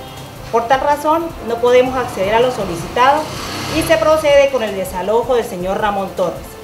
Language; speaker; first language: Spanish; native; Spanish